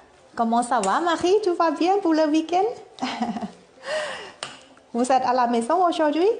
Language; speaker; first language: French; non-native, learner; Thai